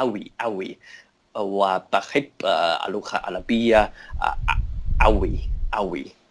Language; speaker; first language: Arabic; non-native, learner; Cantonese